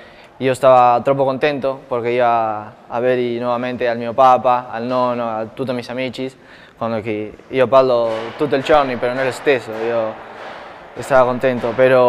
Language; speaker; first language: Italian; non-native, learner; Spanish